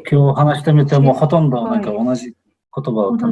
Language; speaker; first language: Japanese; non-native, fluent; Kyrgyz